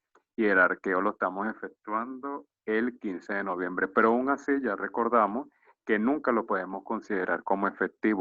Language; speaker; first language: Spanish; native; Spanish